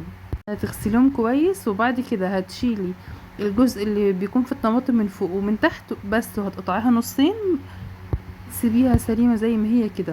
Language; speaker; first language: Arabic; native; Arabic